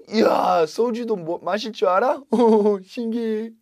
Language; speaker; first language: Korean; non-native, fluent; English